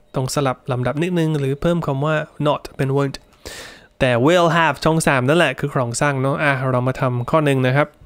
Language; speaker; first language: Thai; non-native, fluent; English